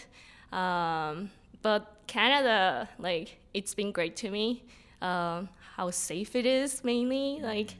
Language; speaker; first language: English; non-native, fluent; Spanish